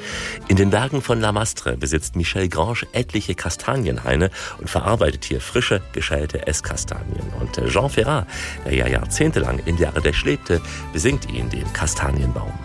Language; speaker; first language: German; native; German